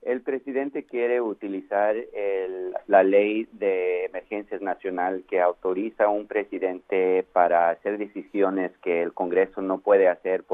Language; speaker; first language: Spanish; early bilingual, other home language; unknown